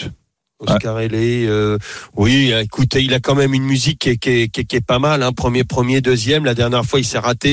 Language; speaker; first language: French; native; French